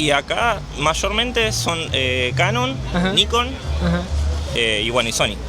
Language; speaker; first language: Spanish; native; Spanish